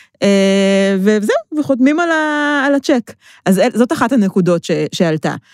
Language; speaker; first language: Hebrew; native; Hebrew